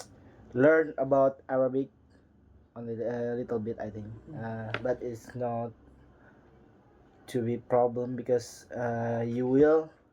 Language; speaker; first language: English; non-native, learner; Indonesian